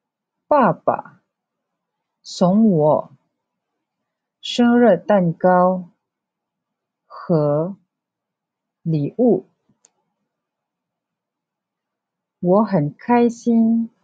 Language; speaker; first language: Chinese; non-native, local second language; Malay